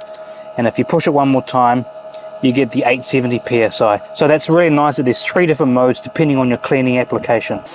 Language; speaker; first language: English; native; English